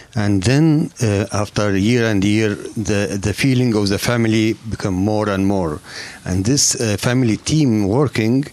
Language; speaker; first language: English; non-native, learner; Arabic